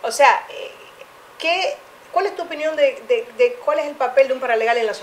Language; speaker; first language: Spanish; native; Spanish